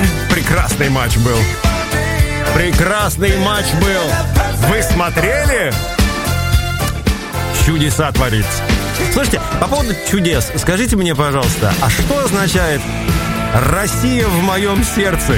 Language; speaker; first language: Russian; native; Russian